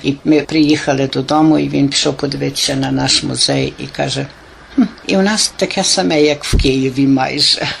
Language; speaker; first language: Ukrainian; early bilingual, heritage; Ukrainian